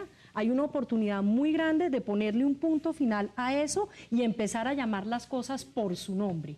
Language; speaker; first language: Spanish; native; Spanish